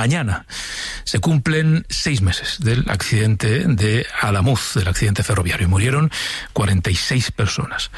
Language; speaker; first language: Spanish; native; Spanish